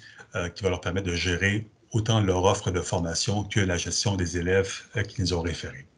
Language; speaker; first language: French; native; French